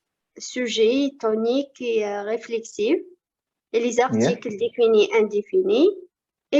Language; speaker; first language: French; non-native, learner; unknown